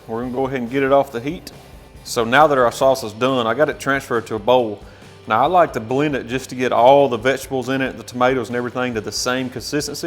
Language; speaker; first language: English; native; English